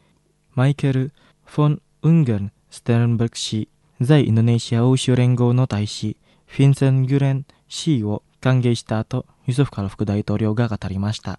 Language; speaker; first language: Japanese; non-native, fluent; Indonesian